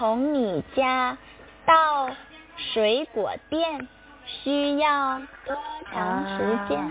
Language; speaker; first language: Chinese; native; Chinese